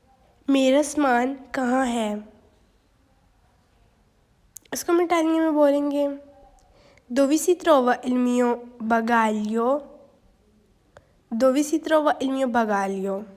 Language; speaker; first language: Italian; non-native, learner; Urdu